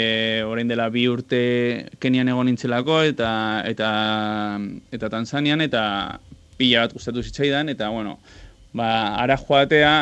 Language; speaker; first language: Basque; non-native, local second language; Spanish